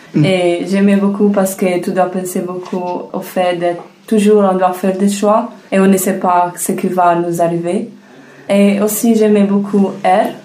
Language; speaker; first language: French; non-native, fluent; Italian